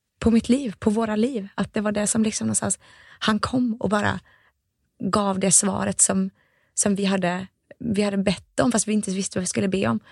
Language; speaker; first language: Swedish; early bilingual, other home language; Finnish